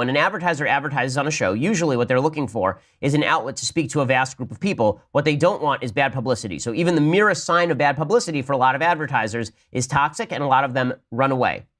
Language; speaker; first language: English; native; English